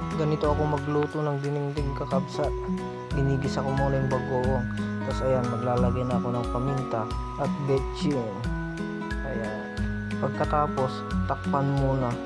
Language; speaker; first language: Filipino; non-native, local second language; Iloko